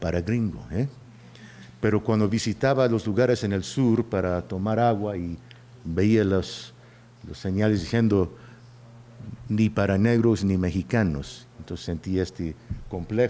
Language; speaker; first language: Spanish; early bilingual, heritage; Spanish